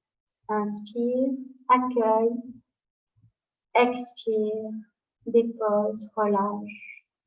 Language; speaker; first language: French; native; French